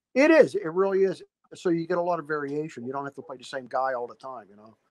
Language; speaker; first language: English; native; English